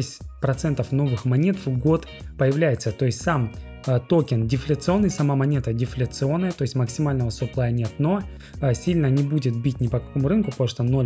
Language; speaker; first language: Russian; native; Russian